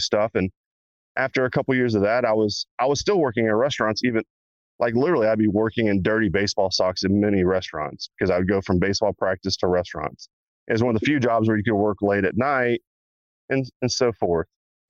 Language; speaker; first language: English; native; English